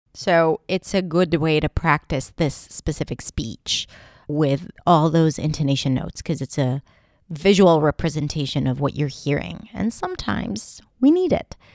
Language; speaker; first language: English; non-native, fluent; Hebrew